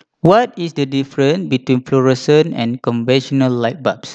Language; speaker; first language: English; non-native, local second language; Malay